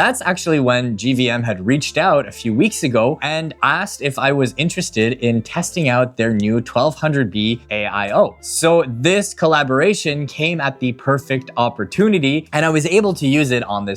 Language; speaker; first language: English; native; English